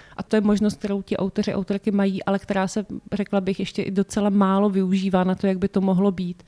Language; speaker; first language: Czech; native; Czech